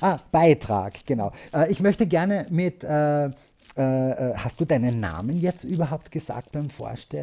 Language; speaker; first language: German; native; German